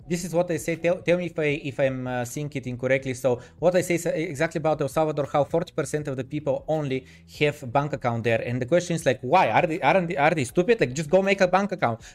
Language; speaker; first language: English; non-native, fluent; Bulgarian